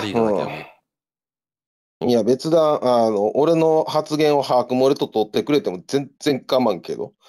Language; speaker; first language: Japanese; native; Japanese